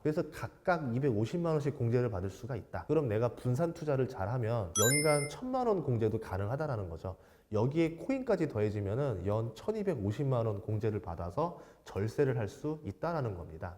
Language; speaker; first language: Korean; native; Korean